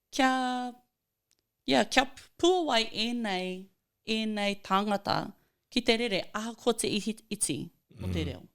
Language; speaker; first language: Māori; non-native, local second language; English